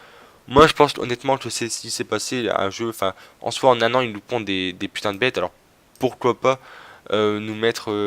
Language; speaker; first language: French; native; French